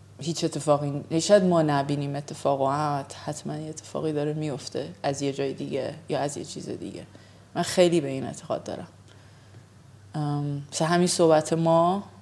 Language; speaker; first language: Persian; early bilingual, heritage; Persian